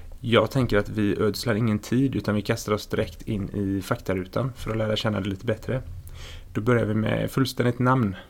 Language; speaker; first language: Swedish; native; Swedish